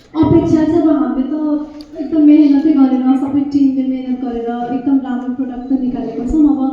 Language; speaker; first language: Nepali; native; Nepali